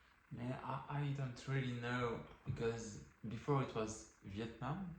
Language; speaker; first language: English; non-native, learner; French